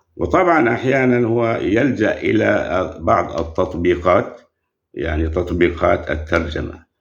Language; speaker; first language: Arabic; native; Arabic